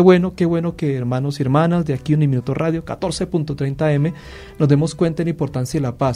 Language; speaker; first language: Spanish; native; Spanish